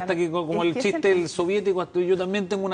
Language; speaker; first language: Spanish; native; Spanish